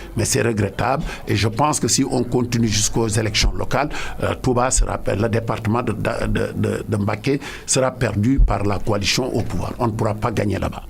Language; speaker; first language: French; non-native, local second language; Wolof